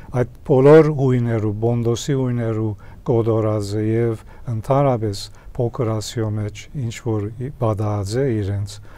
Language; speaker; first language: Armenian; early bilingual, heritage; Armenian